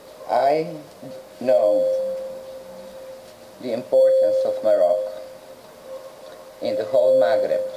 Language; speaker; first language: English; non-native, fluent; Serbian